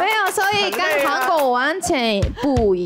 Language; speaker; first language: Chinese; non-native, fluent; Japanese